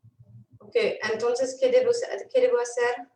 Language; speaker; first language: Spanish; non-native, fluent; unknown